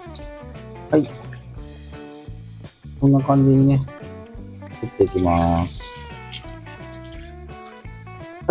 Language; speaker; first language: Japanese; native; Japanese